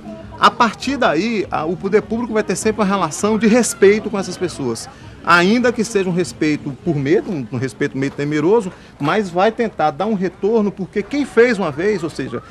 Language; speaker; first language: Portuguese; native; Portuguese